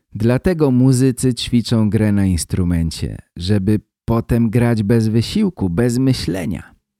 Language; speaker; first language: Polish; native; Polish